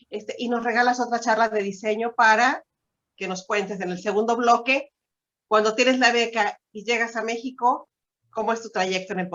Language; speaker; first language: Spanish; native; Spanish